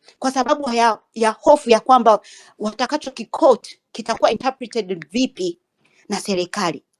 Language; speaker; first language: Swahili; native; Swahili